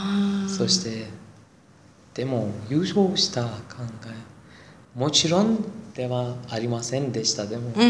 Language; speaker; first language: Japanese; non-native, learner; Persian